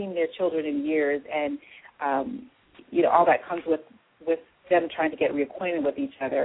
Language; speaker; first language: English; native; English